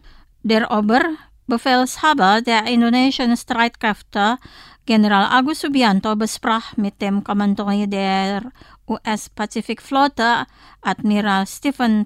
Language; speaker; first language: German; non-native, fluent; Indonesian